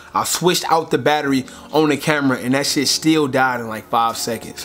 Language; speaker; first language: English; native; English